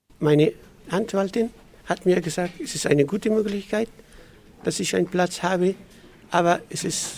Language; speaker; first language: German; non-native, learner; Persian